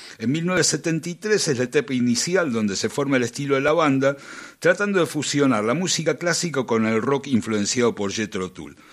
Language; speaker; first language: Spanish; native; Spanish